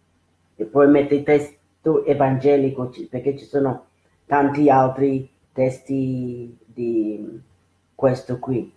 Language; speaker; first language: Italian; non-native, fluent; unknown